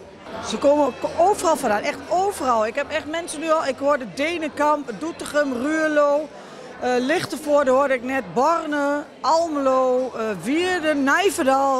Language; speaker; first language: Dutch; native; Dutch